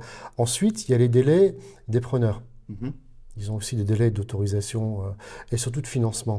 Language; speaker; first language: French; native; French